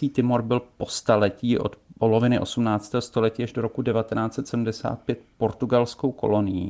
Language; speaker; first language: Czech; native; Czech